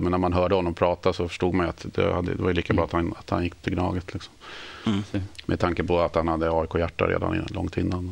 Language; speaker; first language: Swedish; native; Swedish